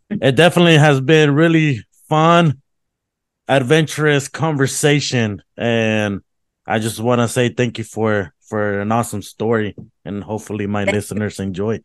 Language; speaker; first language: English; early bilingual, other home language; Spanish